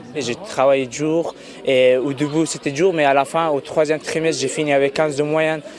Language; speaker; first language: French; non-native, fluent; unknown